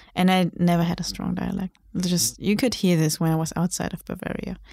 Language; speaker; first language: English; non-native, fluent; German